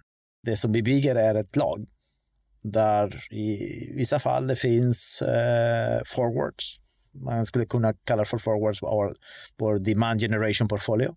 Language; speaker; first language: Swedish; non-native, fluent; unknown